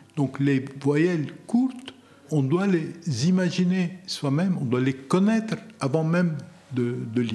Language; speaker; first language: French; non-native, local second language; Arabic